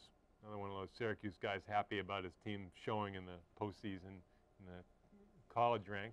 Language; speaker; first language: English; native; English